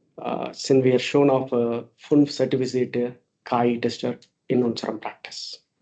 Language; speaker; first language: German; non-native, fluent; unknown